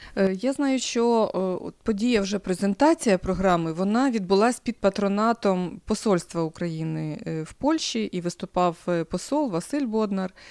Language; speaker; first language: Ukrainian; native; Ukrainian